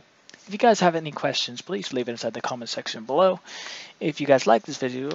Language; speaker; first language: English; native; English